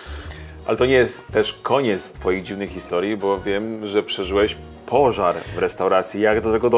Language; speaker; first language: Polish; native; Polish